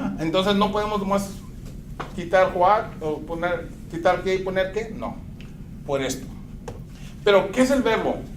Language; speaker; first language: Spanish; non-native, fluent; English